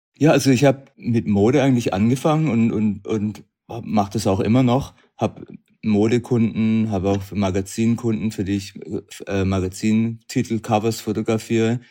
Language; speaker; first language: German; native; German